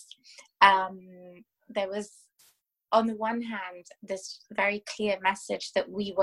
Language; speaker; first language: English; native; English